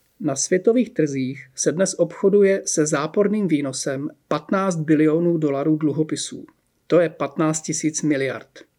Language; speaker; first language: Czech; native; Czech